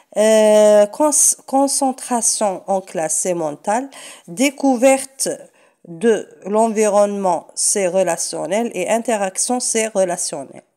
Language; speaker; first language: French; non-native, local second language; Arabic